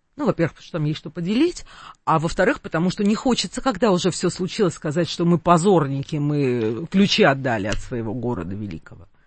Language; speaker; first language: Russian; non-native, local second language; Armenian